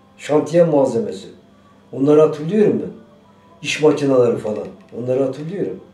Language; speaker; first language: Turkish; native; Turkish